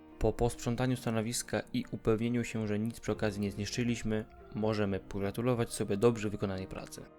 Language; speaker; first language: Polish; native; Polish